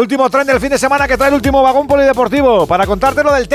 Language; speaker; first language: Spanish; native; Spanish